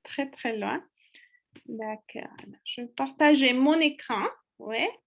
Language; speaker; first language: French; non-native, fluent; Spanish